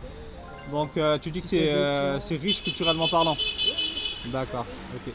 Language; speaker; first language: French; native; French